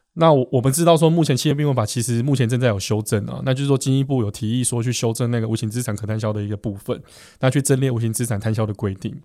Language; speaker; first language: Chinese; native; Chinese